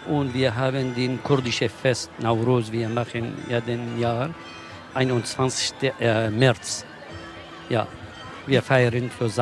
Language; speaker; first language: German; non-native, learner; Kurdish